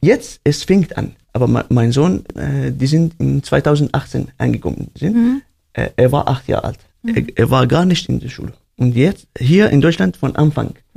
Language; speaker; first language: German; non-native, learner; Arabic